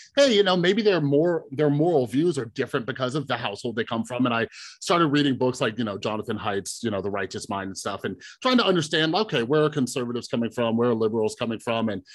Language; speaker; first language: English; native; English